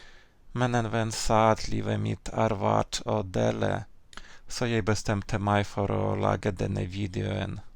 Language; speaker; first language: Norwegian; non-native, fluent; Ukrainian